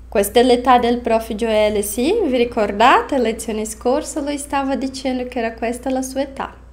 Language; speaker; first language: Italian; non-native, fluent; Portuguese